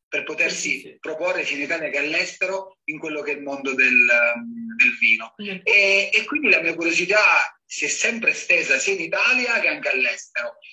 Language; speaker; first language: Italian; native; Italian